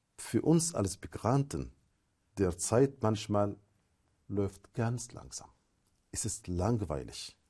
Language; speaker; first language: German; non-native, fluent; Arabic